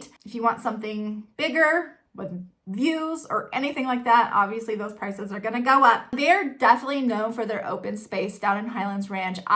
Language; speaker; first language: English; native; English